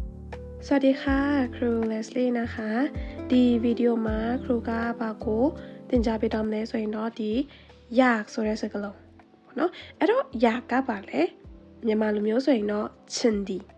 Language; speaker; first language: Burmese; native; Burmese